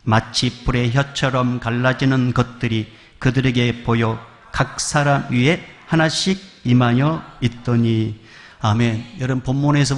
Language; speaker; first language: Korean; native; Korean